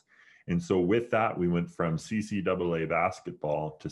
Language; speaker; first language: English; native; English